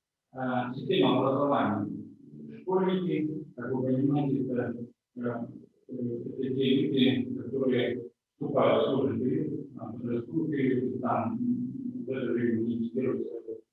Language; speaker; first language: Russian; native; Russian